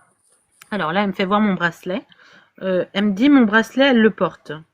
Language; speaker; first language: French; native; French